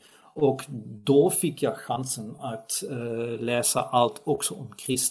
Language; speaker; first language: Swedish; non-native, fluent; Dutch